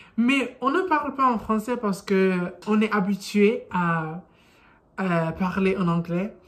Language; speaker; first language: French; non-native, learner; English